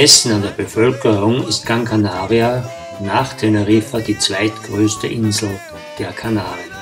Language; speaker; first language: German; native; German